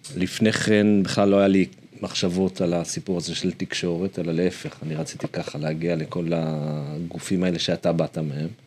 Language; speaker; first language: Hebrew; native; Hebrew